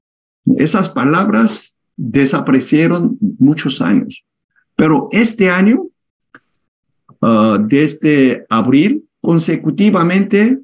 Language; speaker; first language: Spanish; non-native, fluent; Korean